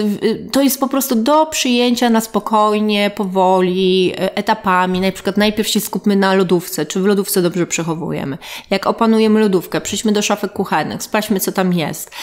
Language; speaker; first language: Polish; native; Polish